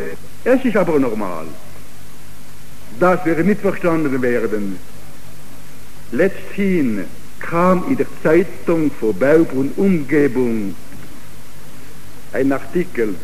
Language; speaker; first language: German; non-native, fluent; Italian